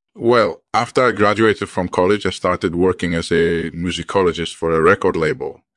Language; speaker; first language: English; early bilingual, other home language; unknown